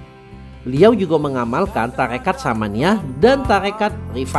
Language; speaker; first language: Indonesian; native; Indonesian